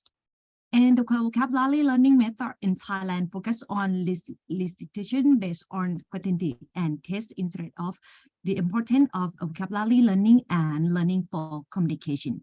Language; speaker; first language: English; non-native, learner; Thai